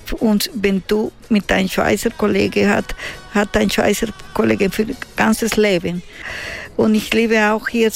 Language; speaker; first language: German; non-native, learner; Spanish